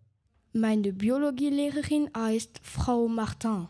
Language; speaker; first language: German; non-native, learner; French